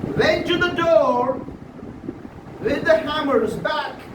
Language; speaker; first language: English; non-native, local second language; Marathi